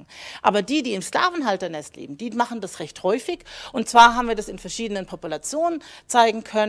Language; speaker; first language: German; native; German